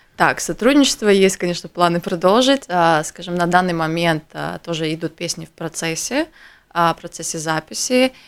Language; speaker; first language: Russian; native; Russian